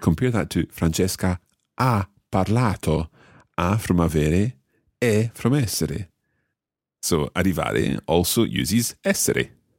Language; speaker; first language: Italian; non-native, fluent; English